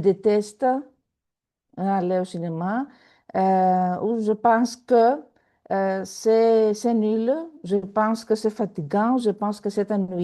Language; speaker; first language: French; non-native, fluent; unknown